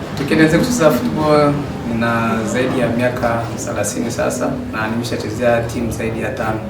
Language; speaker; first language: Swahili; native; Swahili